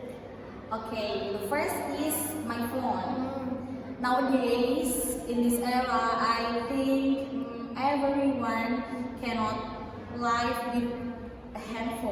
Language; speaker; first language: English; non-native, learner; Indonesian